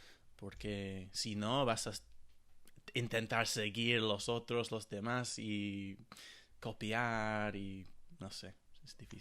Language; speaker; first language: Spanish; non-native, fluent; English